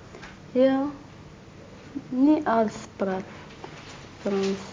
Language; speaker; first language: Dutch; non-native, learner; Arabic